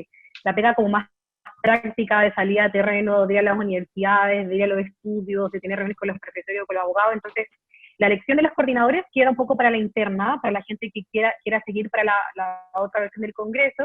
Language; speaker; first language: Spanish; native; Spanish